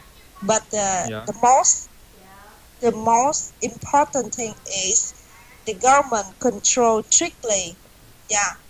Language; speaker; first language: English; non-native, learner; Vietnamese